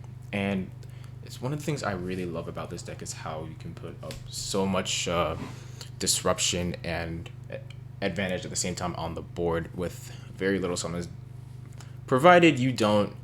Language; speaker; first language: English; native; English